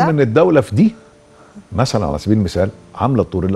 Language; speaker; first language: Arabic; native; Arabic